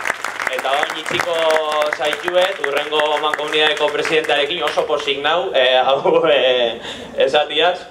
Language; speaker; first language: Basque; native; Basque